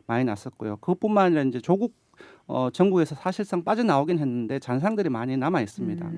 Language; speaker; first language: Korean; native; Korean